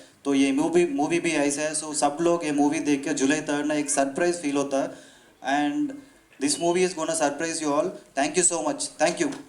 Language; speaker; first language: Hindi; non-native, local second language; Telugu